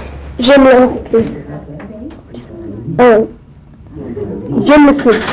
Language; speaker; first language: French; non-native, learner; English